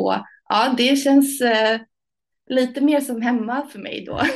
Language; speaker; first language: Swedish; early bilingual, other home language; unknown